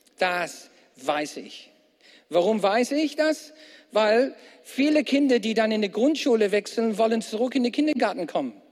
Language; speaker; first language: German; non-native, fluent; English